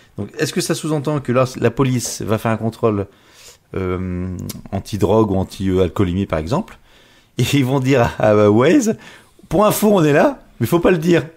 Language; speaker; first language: French; native; French